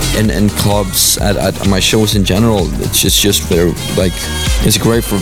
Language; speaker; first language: English; non-native, fluent; Swedish